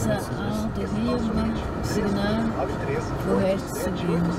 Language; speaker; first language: German; non-native, learner; Portuguese